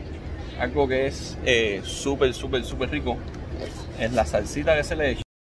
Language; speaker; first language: Spanish; native; Spanish